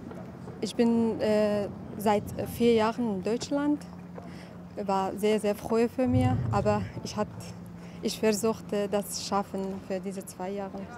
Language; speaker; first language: German; non-native, learner; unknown